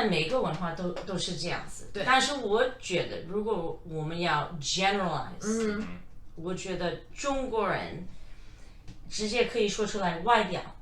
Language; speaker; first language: Chinese; non-native, fluent; English